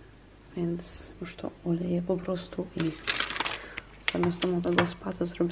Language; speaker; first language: Polish; native; Polish